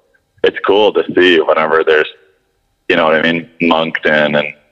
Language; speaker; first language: English; native; English